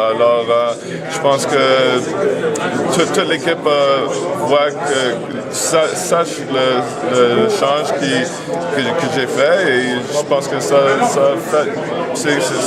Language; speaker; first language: French; non-native, local second language; English